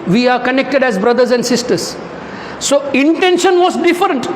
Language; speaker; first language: English; non-native, local second language; Tamil